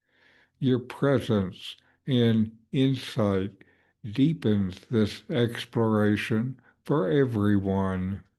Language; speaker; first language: English; native; English